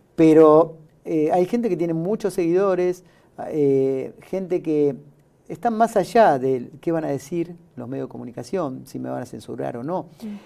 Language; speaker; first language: Spanish; native; Spanish